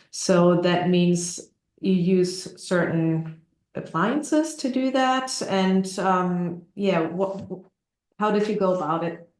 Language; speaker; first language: English; non-native, fluent; German